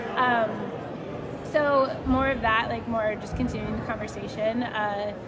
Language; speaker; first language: English; native; English